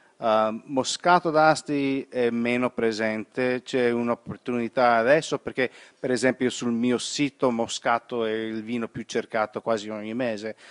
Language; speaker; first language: Italian; non-native, learner; English